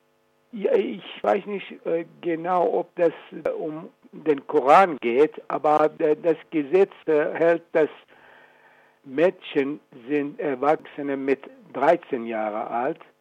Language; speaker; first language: German; non-native, fluent; Persian